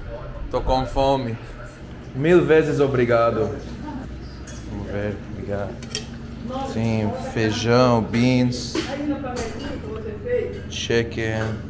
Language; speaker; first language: Portuguese; non-native, learner; English